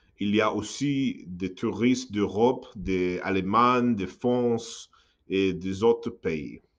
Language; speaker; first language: French; non-native, learner; English